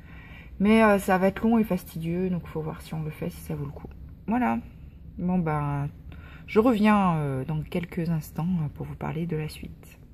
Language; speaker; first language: French; native; French